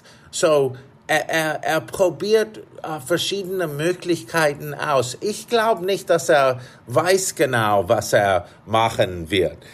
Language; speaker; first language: German; non-native, fluent; English